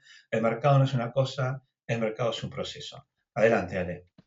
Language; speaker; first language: Spanish; native; Spanish